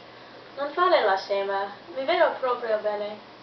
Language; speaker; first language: Italian; non-native, learner; English